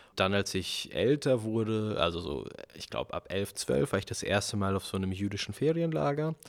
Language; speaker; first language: German; early bilingual, other home language; Russian